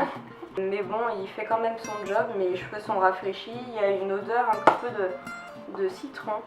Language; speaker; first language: French; native; French